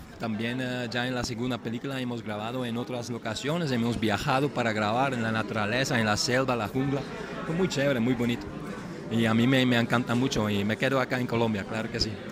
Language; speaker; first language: Spanish; non-native, fluent; Dutch